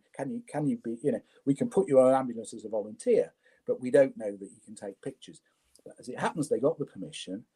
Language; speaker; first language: English; native; English